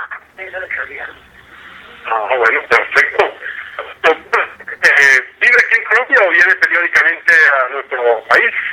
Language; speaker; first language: Spanish; native; Spanish